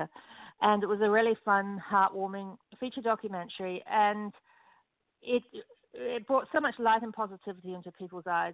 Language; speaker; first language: English; native; English